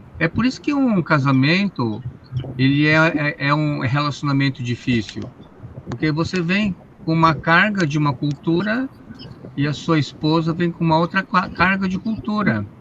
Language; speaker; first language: Portuguese; native; Portuguese